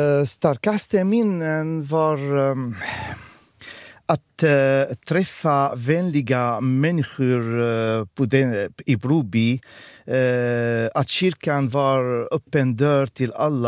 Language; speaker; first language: Swedish; non-native, fluent; Arabic